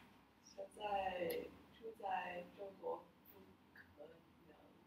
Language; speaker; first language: Chinese; non-native, learner; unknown